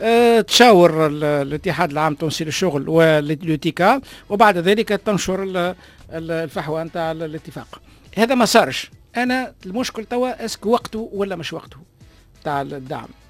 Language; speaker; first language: Arabic; native; Arabic